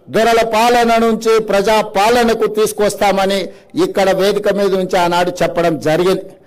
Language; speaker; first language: Telugu; native; Telugu